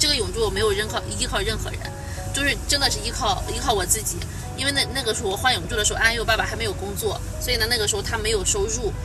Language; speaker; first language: Chinese; native; Chinese